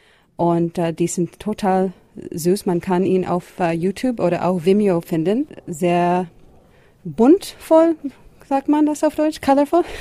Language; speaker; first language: German; non-native, fluent; English